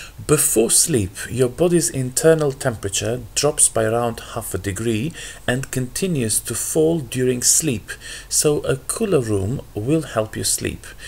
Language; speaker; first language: English; non-native, fluent; Albanian